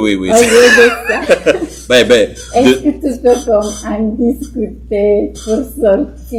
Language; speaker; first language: French; non-native, fluent; Romanian